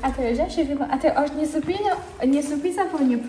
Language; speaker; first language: Albanian; early bilingual, heritage; Albanian